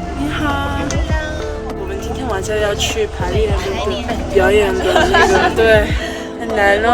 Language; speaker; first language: Chinese; non-native, learner; English